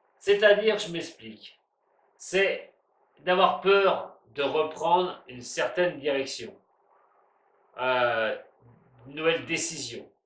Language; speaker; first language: French; native; French